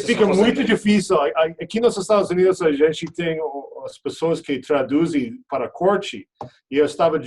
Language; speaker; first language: Portuguese; non-native, fluent; English